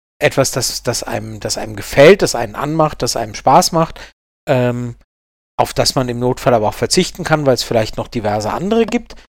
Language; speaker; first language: German; native; German